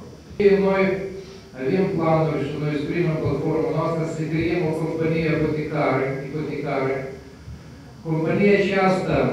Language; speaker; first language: Romanian; non-native, local second language; Russian